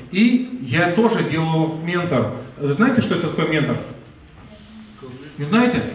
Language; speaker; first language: Russian; non-native, fluent; Lithuanian